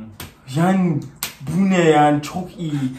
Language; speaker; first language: Turkish; non-native, learner; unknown